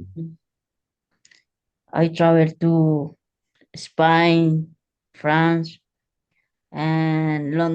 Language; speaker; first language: English; non-native, learner; Spanish